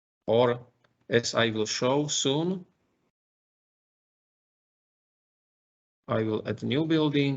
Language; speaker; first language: English; non-native, fluent; Slovak